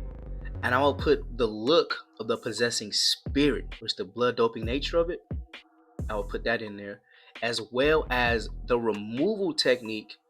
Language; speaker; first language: English; native; English